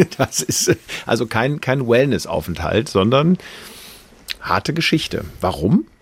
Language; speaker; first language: German; native; German